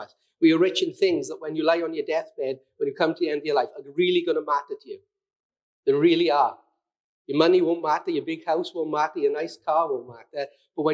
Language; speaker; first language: English; native; English